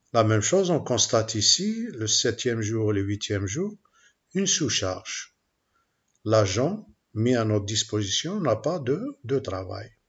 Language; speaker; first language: French; non-native, local second language; Arabic